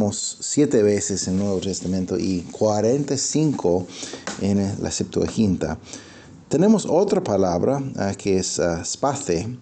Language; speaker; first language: Spanish; non-native, fluent; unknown